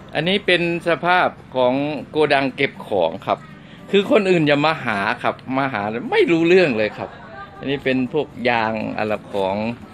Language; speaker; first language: Thai; native; Thai